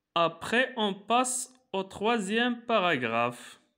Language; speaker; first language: French; non-native, local second language; Arabic